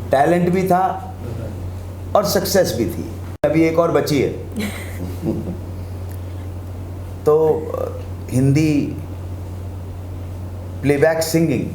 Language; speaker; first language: Hindi; native; Hindi